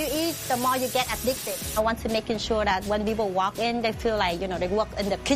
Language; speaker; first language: English; non-native, fluent; Vietnamese